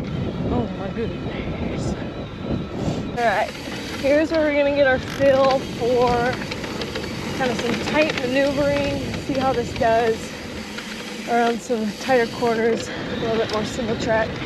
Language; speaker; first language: English; native; English